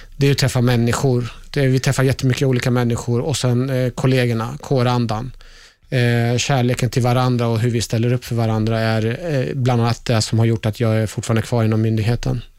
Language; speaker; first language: Swedish; early bilingual, other home language; Persian